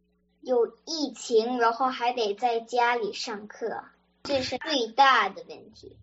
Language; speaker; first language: Chinese; early bilingual, other home language; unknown